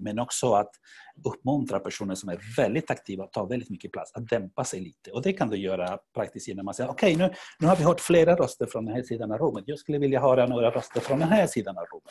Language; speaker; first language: Swedish; non-native, fluent; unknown